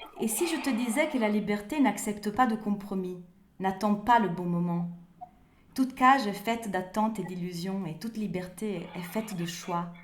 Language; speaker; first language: French; non-native, fluent; Italian